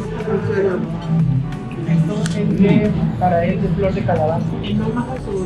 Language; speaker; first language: Spanish; native; Spanish